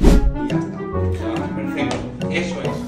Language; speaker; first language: Spanish; native; Spanish